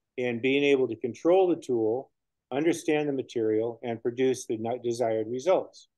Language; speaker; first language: English; native; English